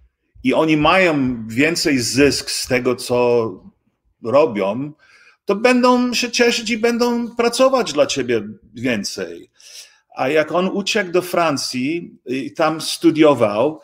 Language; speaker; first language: Polish; early bilingual, heritage; English